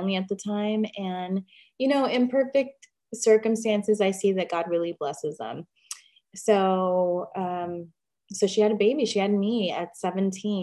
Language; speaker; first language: English; native; English